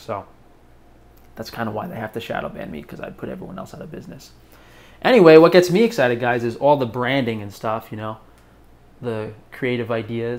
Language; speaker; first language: English; native; English